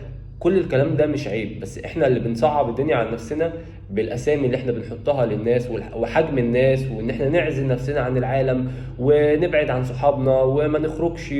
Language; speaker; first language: Arabic; native; Arabic